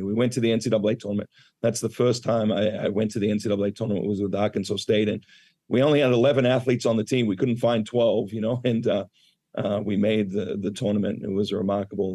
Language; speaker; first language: English; native; English